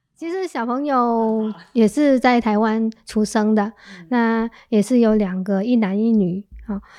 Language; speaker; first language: Chinese; non-native, fluent; Vietnamese